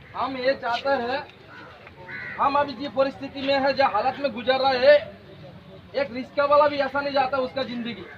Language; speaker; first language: Hindi; non-native, local second language; Bangla